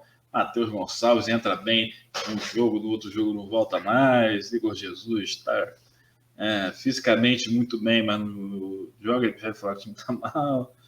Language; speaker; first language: Portuguese; native; Portuguese